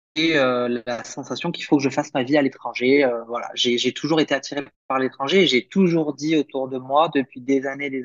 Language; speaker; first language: French; native; French